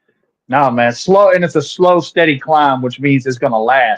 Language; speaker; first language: English; native; English